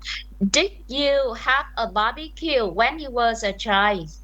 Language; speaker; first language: English; non-native, fluent; Vietnamese